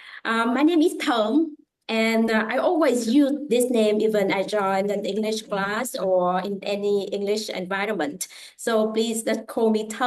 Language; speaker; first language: English; non-native, fluent; Vietnamese